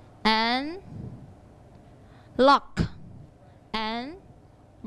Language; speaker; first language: English; non-native, learner; Thai